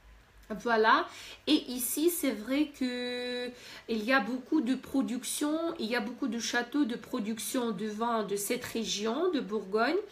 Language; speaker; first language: French; non-native, fluent; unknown